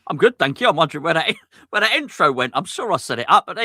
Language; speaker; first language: English; native; English